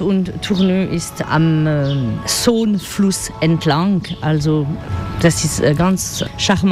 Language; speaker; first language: German; non-native, fluent; French